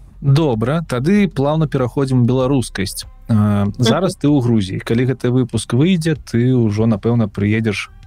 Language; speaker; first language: Belarusian; non-native, local second language; Russian